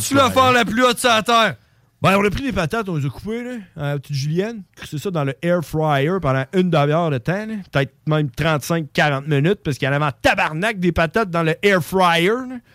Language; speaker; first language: French; native; French